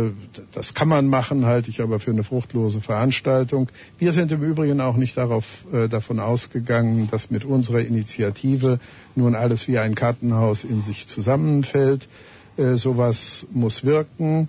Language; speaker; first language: German; native; German